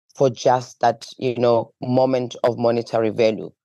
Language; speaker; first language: English; non-native, local second language; Zulu